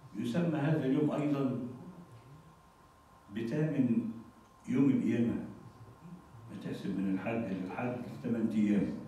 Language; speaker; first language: Arabic; native; Arabic